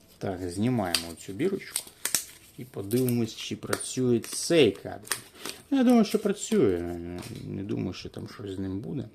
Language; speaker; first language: Ukrainian; non-native, local second language; Russian